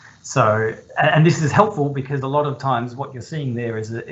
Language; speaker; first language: English; native; English